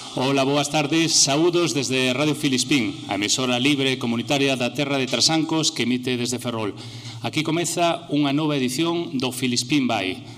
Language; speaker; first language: Galician; non-native, local second language; Spanish